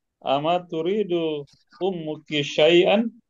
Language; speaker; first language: Arabic; non-native, learner; Indonesian